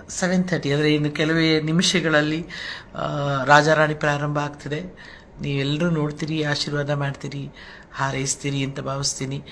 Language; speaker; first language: Kannada; non-native, local second language; Telugu